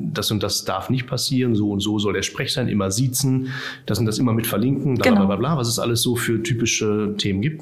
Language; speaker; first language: German; native; German